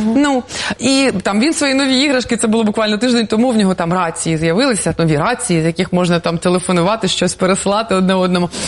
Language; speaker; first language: Ukrainian; non-native, local second language; Russian